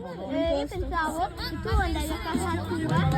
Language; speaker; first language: Italian; early bilingual, other home language; Sinhala